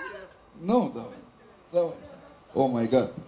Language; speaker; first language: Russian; non-native, learner; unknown